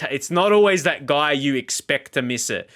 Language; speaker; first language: English; native; English